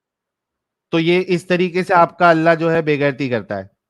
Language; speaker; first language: Hindi; native; Hindi